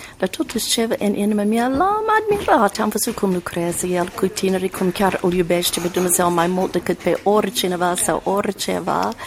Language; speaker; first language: Romanian; non-native, fluent; English